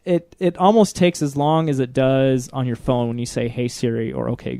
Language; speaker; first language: English; native; English